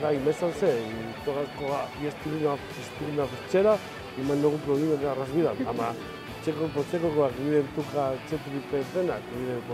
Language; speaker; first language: Macedonian; non-native, learner; Spanish